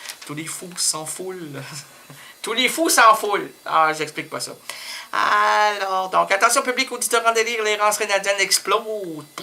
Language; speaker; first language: French; native; French